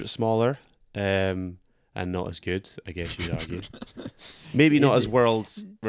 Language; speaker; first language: English; native; English